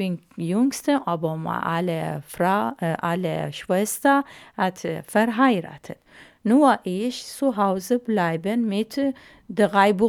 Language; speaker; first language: German; non-native, learner; Arabic